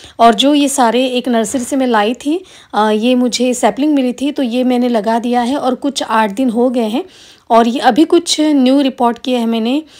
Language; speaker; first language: Hindi; non-native, local second language; Marathi